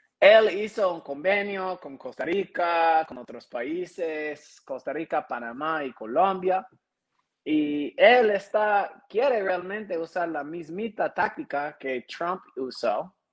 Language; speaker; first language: Spanish; non-native, learner; English